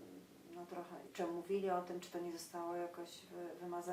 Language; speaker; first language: Polish; native; Polish